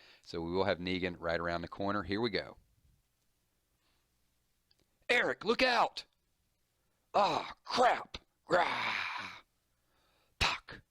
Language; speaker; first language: English; native; English